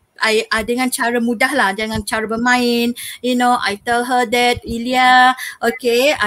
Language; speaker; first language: English; non-native, local second language; Malay